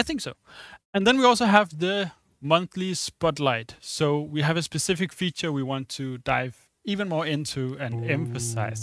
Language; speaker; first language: English; non-native, fluent; Danish